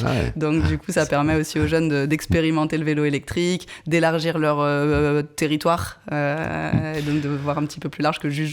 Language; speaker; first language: French; native; French